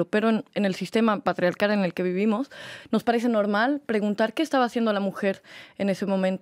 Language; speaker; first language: Spanish; native; Spanish